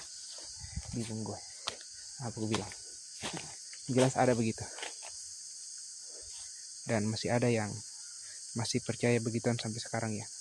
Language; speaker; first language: Indonesian; native; Indonesian